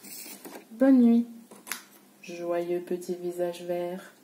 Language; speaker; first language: French; native; French